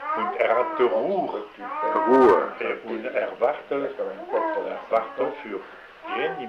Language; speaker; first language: German; non-native, learner; French